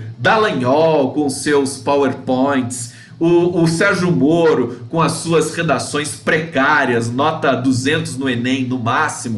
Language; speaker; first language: Portuguese; native; Portuguese